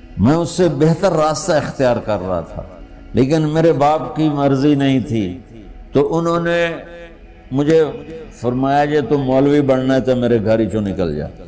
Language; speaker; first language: Urdu; non-native, local second language; Punjabi